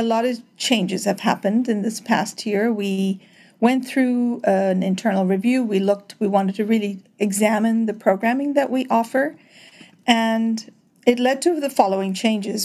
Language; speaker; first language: English; native; English